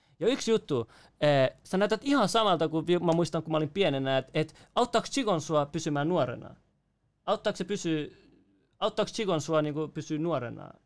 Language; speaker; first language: Finnish; native; Finnish